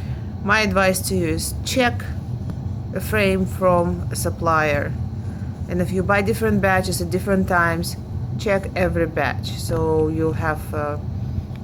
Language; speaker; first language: English; non-native, fluent; Russian